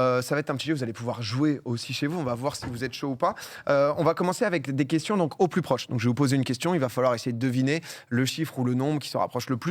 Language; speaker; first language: French; native; French